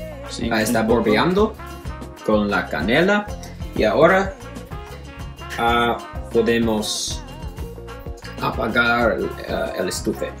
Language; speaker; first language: Spanish; non-native, learner; English